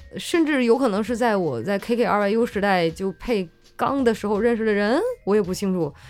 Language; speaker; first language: Chinese; native; Chinese